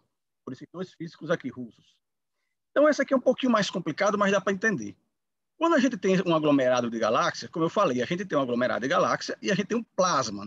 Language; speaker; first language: Portuguese; native; Portuguese